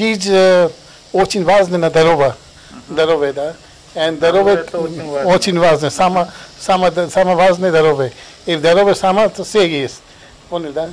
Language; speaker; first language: Russian; non-native, learner; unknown